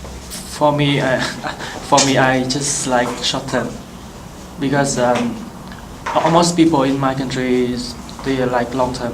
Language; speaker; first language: English; non-native, learner; Vietnamese